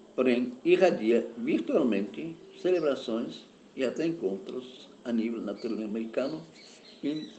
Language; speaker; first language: Portuguese; non-native, fluent; German